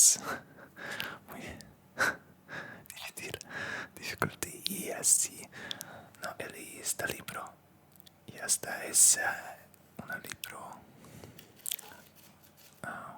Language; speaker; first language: Spanish; non-native, learner; Russian